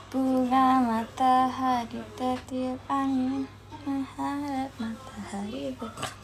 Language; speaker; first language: Indonesian; early bilingual, other home language; Japanese